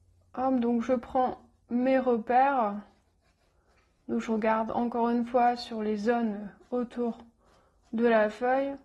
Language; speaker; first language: French; native; French